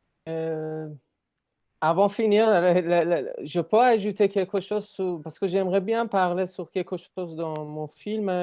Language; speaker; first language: French; non-native, learner; Persian